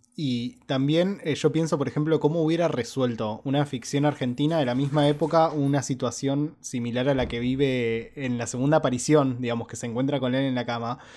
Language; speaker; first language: Spanish; native; Spanish